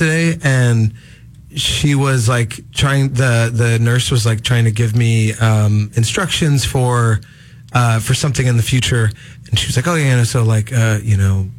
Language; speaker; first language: English; native; English